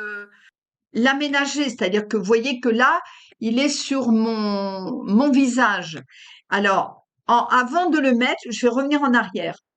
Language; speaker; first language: French; native; French